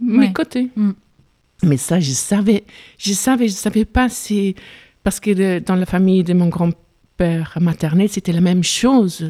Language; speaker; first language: French; non-native, fluent; German